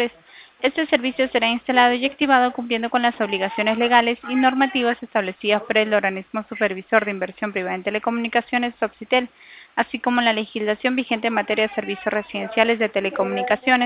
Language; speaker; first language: Spanish; native; Spanish